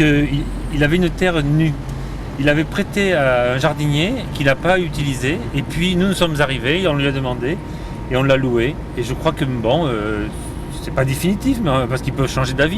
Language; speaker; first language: French; native; French